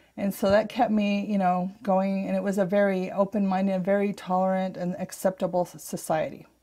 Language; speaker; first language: English; native; English